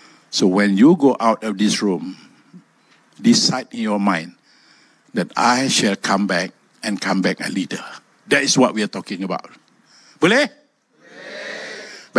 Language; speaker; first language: English; non-native, local second language; Malay